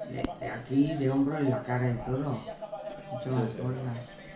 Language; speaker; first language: Spanish; non-native, learner; Ukrainian